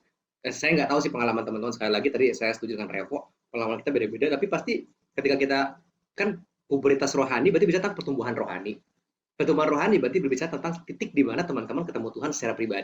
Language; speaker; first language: Indonesian; native; Indonesian